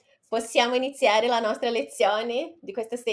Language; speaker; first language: Italian; non-native, fluent; Portuguese